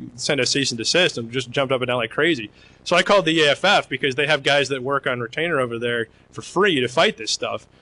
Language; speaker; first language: English; native; English